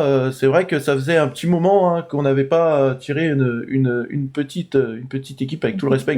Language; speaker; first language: French; native; French